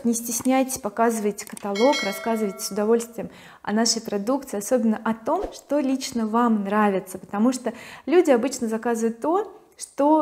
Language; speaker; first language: Russian; native; Russian